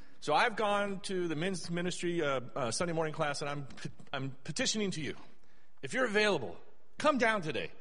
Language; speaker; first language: English; native; English